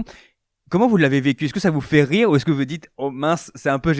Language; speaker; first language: French; native; French